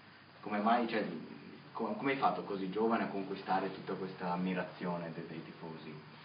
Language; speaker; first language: Italian; native; Italian